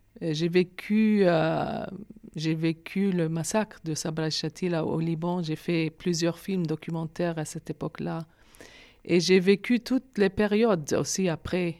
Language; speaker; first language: French; non-native, fluent; Arabic